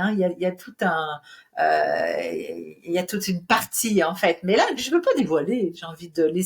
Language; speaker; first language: French; native; French